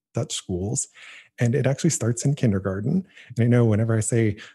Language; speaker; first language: English; native; English